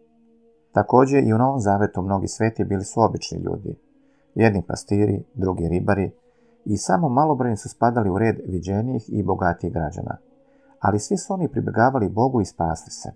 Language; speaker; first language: Serbian; native; Serbian